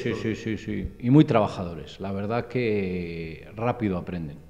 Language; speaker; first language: Spanish; native; Spanish